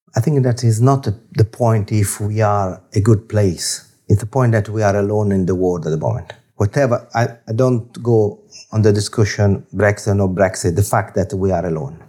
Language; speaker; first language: English; non-native, fluent; Italian